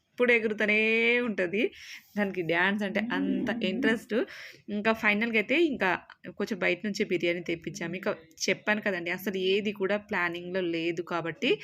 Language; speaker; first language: Telugu; native; Telugu